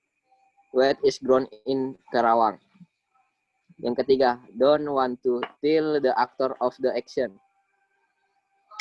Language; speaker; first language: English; non-native, learner; Indonesian